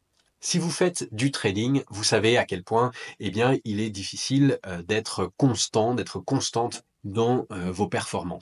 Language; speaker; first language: French; native; French